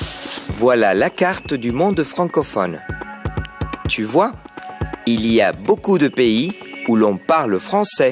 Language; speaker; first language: French; non-native, fluent; Spanish